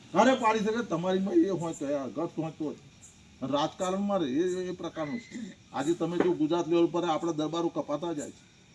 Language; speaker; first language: Gujarati; native; Gujarati